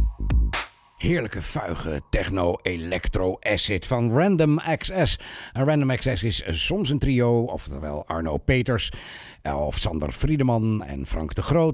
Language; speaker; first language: Dutch; native; Dutch